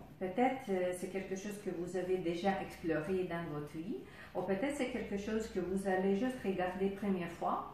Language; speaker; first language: French; non-native, fluent; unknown